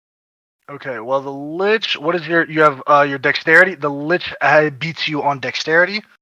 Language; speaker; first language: English; native; English